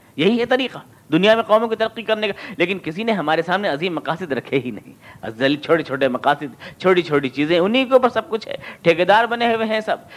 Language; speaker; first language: Urdu; native; Urdu